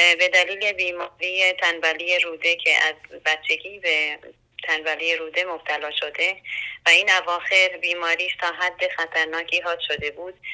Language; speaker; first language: Persian; non-native, local second language; Central Kurdish